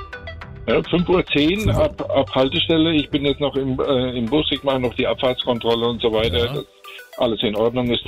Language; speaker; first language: German; native; German